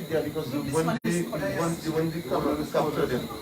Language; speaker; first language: English; native; English